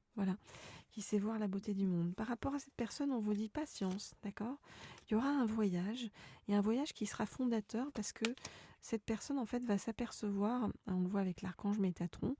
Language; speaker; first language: French; native; French